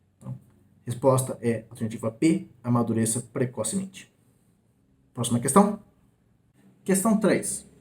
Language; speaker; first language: Portuguese; native; Portuguese